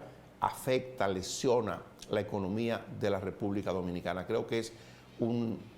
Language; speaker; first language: Spanish; native; Spanish